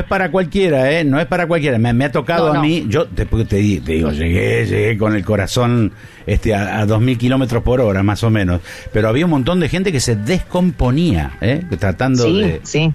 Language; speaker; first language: Spanish; native; Spanish